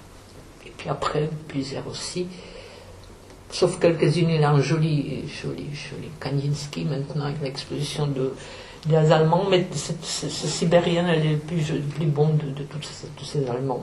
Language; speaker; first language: French; non-native, fluent; Czech